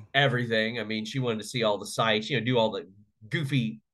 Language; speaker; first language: English; native; English